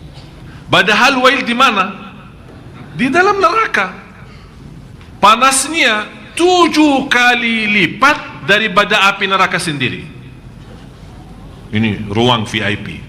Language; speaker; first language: Indonesian; non-native, fluent; Arabic